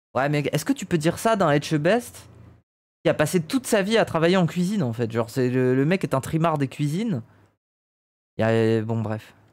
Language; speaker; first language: French; native; French